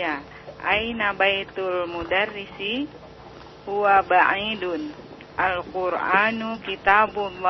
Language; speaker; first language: Arabic; non-native, learner; Indonesian